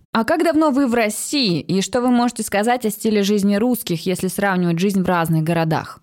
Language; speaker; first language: Russian; native; Russian